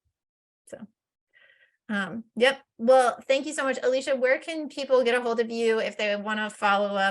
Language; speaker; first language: English; native; English